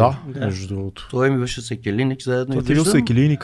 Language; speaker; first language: Bulgarian; native; Bulgarian